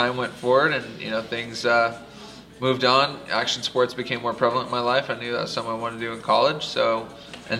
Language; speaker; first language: English; native; English